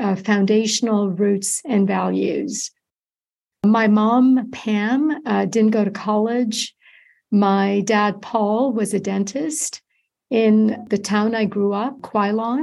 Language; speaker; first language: English; non-native, local second language; Malayalam